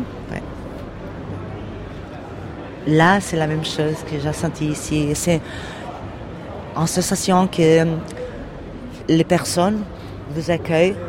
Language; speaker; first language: French; non-native, learner; Portuguese